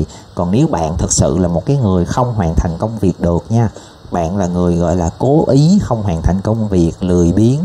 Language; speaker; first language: Vietnamese; native; Vietnamese